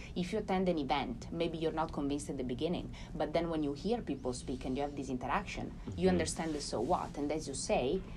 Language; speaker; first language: English; non-native, fluent; Italian